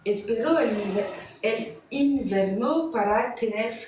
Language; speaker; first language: Spanish; non-native, learner; French